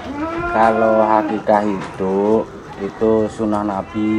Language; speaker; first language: Indonesian; native; Indonesian